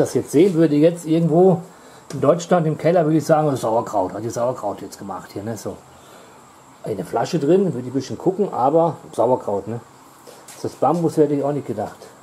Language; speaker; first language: German; native; German